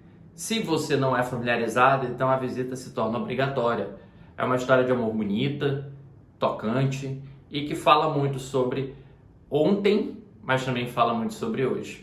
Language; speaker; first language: Portuguese; native; Portuguese